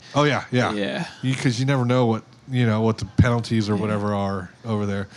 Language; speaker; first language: English; native; English